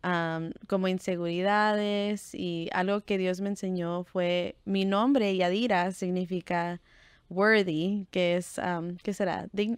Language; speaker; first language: Spanish; early bilingual, heritage; Spanish